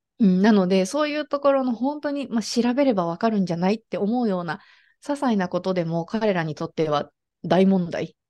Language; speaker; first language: Japanese; native; Japanese